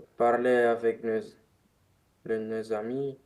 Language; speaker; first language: French; non-native, learner; Romanian